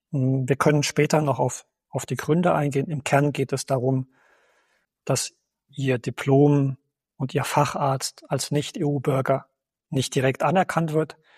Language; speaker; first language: German; native; German